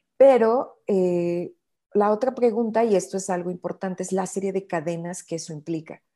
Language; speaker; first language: Spanish; native; Spanish